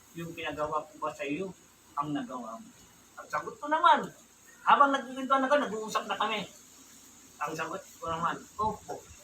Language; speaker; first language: Filipino; non-native, local second language; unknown